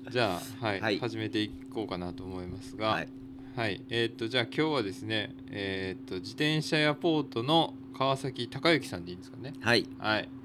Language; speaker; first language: Japanese; native; Japanese